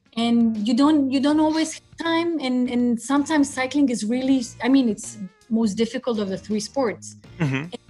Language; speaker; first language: English; non-native, fluent; Croatian